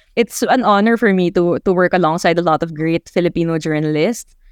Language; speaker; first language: English; non-native, local second language; Chavacano